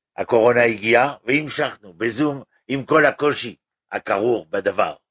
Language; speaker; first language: Hebrew; non-native, fluent; French